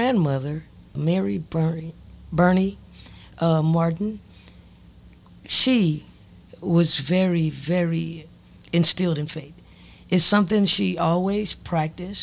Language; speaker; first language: English; native; English